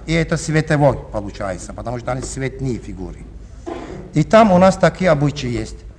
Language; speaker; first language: Russian; non-native, learner; Turkish